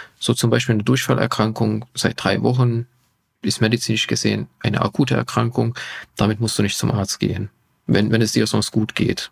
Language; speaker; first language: German; non-native, fluent; Hungarian